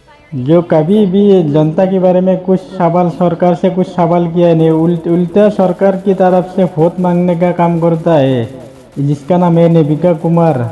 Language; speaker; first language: Hindi; non-native, local second language; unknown